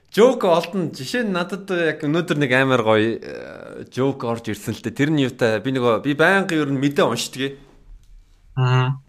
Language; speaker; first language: Mongolian; early bilingual, heritage; Mongolian